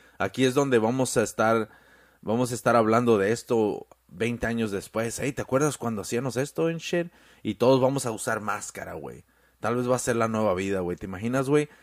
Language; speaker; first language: Spanish; early bilingual, heritage; Spanish